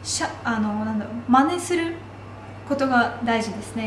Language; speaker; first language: Japanese; non-native, fluent; Russian